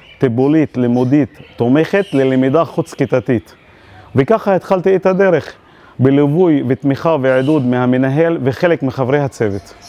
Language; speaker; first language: Hebrew; non-native, local second language; Arabic